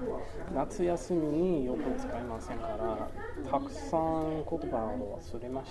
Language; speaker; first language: Japanese; non-native, learner; English